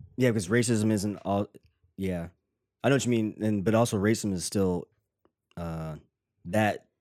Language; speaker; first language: English; early bilingual, other home language; Filipino